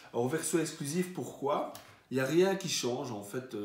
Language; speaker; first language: French; native; French